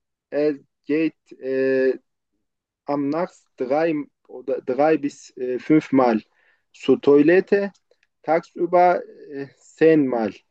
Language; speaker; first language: German; non-native, fluent; Turkish